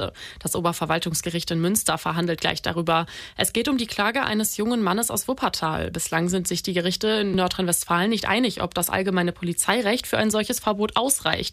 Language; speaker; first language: German; native; German